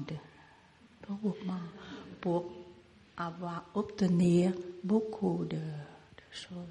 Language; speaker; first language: French; non-native, learner; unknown